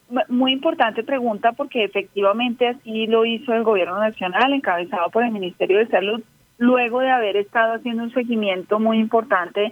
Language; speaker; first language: Spanish; native; Spanish